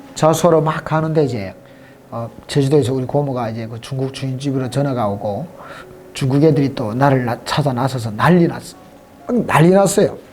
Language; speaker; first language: Korean; native; Korean